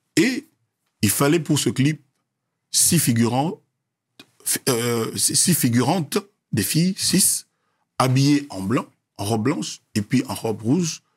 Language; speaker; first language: French; non-native, local second language; Lingala